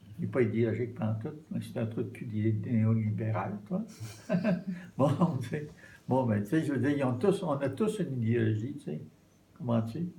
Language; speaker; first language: French; native; French